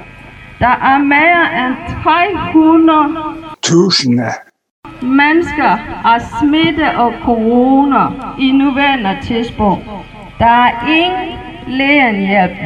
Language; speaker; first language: Danish; non-native, learner; Burmese